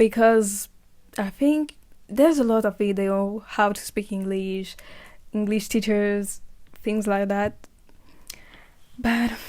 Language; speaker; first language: English; non-native, learner; French